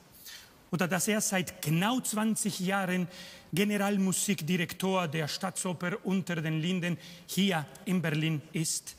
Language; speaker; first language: German; non-native, fluent; Spanish